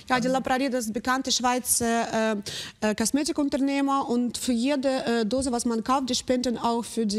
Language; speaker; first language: German; non-native, fluent; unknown